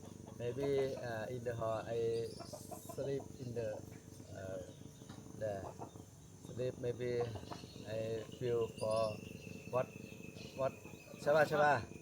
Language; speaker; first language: English; non-native, learner; Thai